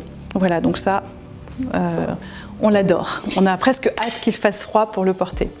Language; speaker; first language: French; native; French